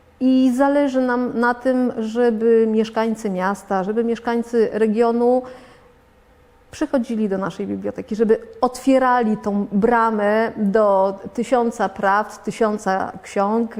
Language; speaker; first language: Polish; native; Polish